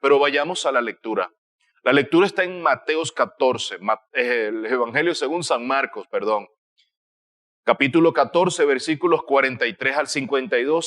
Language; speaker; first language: Spanish; native; Spanish